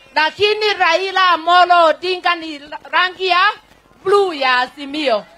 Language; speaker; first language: Swahili; non-native, local second language; Kikuyu